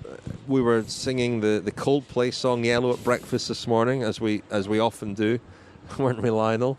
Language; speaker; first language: English; native; English